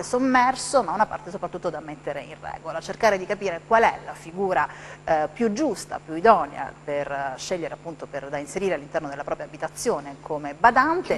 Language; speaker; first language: Italian; native; Italian